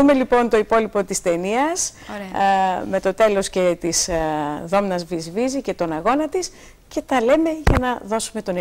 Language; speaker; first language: Greek; native; Greek